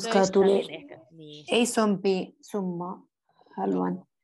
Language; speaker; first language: Finnish; non-native, learner; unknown